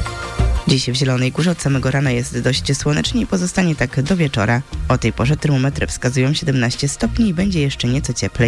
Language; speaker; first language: Polish; native; Polish